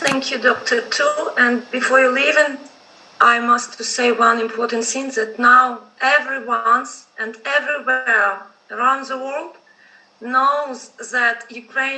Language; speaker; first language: English; non-native, fluent; Ukrainian